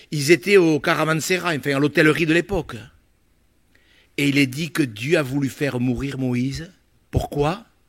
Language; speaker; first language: French; native; French